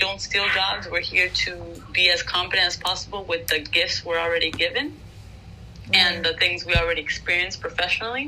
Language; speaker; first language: English; non-native, fluent; Spanish